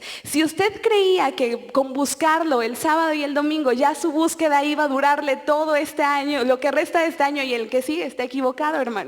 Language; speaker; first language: Spanish; native; Spanish